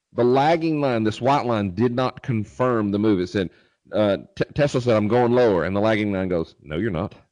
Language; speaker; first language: English; native; English